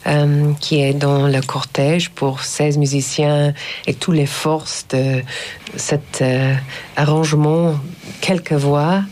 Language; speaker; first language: French; non-native, learner; English